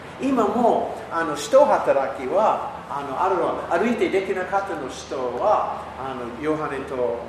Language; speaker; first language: Japanese; non-native, learner; English